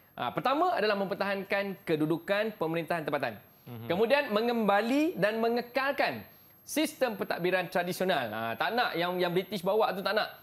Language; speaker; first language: Malay; native; Malay